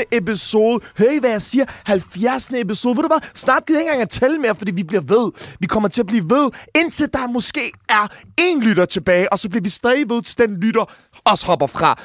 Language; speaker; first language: Danish; early bilingual, other home language; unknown